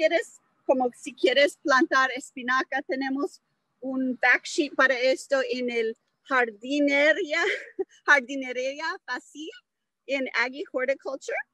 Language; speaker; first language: Spanish; non-native, fluent; English